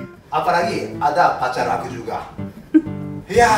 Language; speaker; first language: Indonesian; non-native, fluent; Japanese